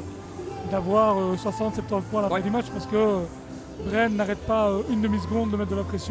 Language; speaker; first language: French; native; French